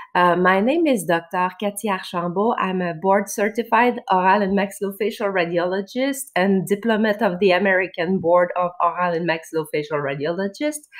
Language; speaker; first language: English; non-native, fluent; French